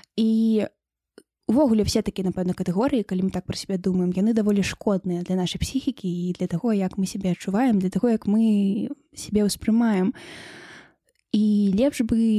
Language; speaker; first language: Belarusian; non-native, local second language; Russian